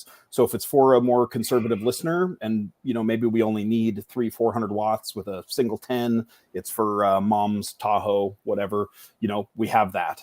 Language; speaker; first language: English; native; English